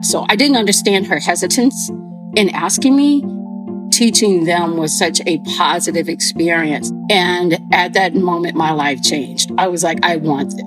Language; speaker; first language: English; native; English